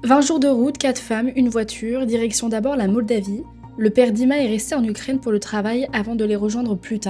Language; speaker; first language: French; native; French